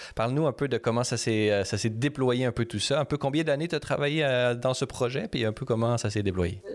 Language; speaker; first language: French; native; French